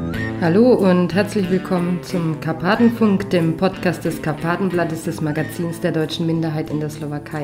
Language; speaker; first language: German; native; German